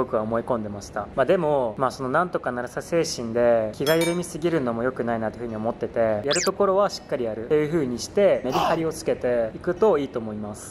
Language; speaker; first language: Japanese; native; Japanese